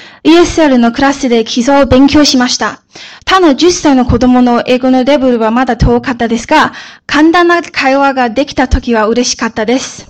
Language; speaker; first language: Japanese; early bilingual, other home language; Chinese